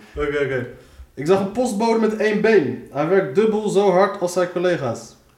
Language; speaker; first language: Dutch; early bilingual, other home language; Arabic